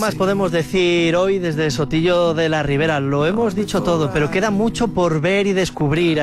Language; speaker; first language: Spanish; native; Spanish